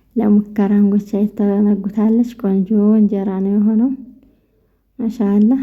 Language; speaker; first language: Amharic; native; Amharic